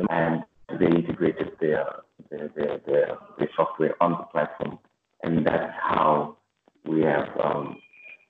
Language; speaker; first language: English; non-native, local second language; Shona